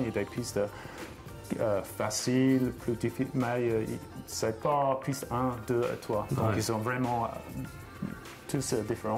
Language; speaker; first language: French; non-native, fluent; English